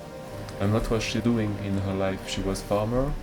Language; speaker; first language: English; non-native, learner; French